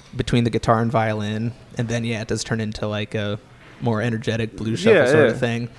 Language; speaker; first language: English; native; English